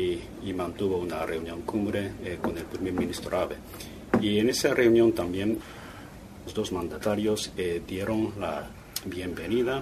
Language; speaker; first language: Spanish; non-native, fluent; Japanese